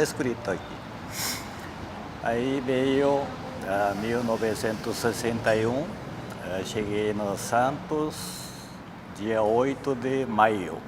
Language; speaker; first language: Portuguese; non-native, learner; Japanese